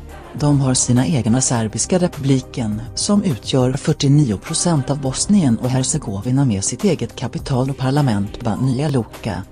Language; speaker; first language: Swedish; non-native, learner; Croatian